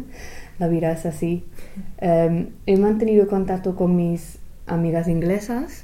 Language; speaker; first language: Spanish; non-native, fluent; English